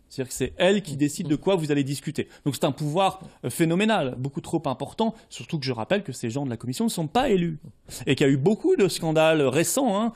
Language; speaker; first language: French; native; French